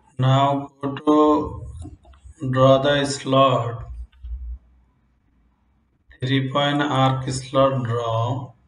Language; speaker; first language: English; non-native, local second language; Bangla